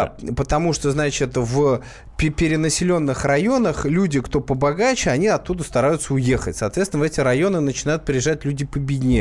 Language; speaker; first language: Russian; native; Russian